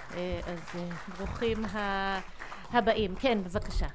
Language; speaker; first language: Hebrew; native; Hebrew